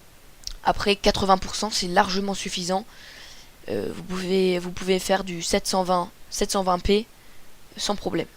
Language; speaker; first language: French; native; French